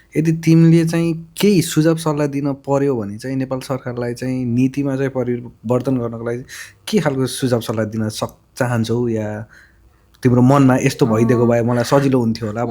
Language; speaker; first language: Nepali; native; Nepali